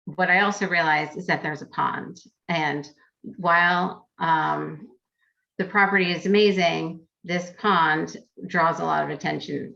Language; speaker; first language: English; native; English